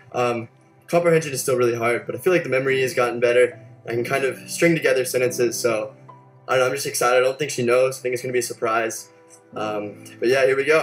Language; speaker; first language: English; native; English